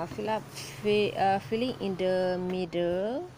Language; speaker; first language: English; non-native, local second language; Malay